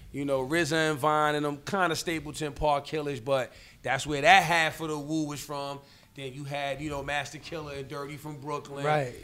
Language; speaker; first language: English; native; English